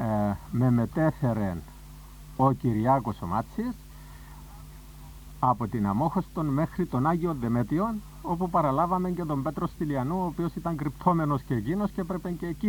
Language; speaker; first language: Greek; native; Greek